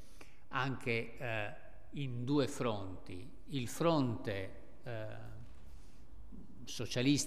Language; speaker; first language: Italian; native; Italian